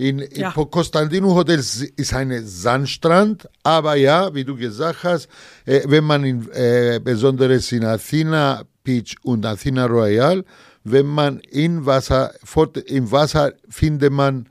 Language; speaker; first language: German; non-native, fluent; Greek